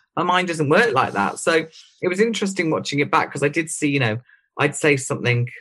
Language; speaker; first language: English; native; English